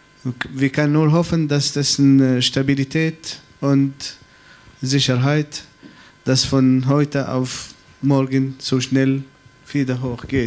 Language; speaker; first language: German; non-native, fluent; Arabic